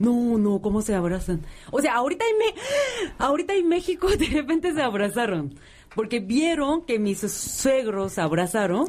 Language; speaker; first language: Spanish; non-native, fluent; Korean